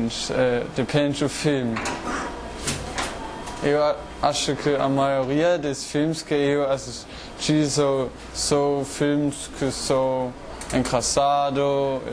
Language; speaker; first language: Portuguese; non-native, learner; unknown